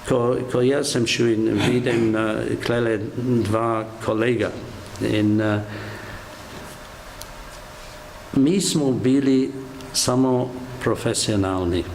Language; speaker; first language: Slovenian; non-native, learner; English